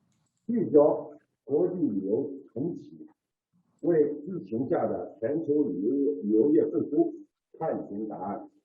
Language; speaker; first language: Chinese; native; Chinese